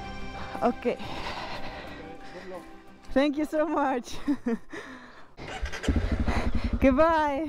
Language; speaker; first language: English; non-native, fluent; Dutch